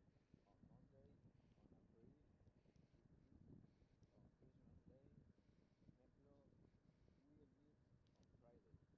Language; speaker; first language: English; non-native, learner; Spanish